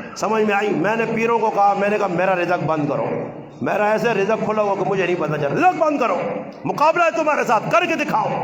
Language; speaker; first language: Urdu; non-native, local second language; Punjabi